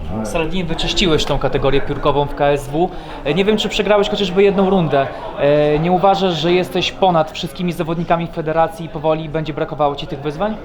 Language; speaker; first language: Polish; native; Polish